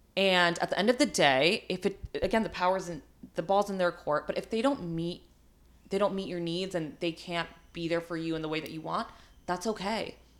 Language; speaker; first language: English; early bilingual, other home language; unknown